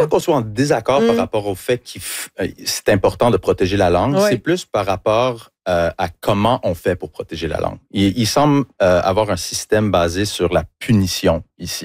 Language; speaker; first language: French; early bilingual, other home language; English